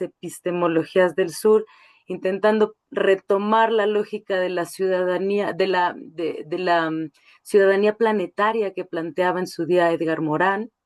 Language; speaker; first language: Spanish; native; Spanish